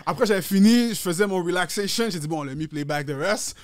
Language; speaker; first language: French; native; French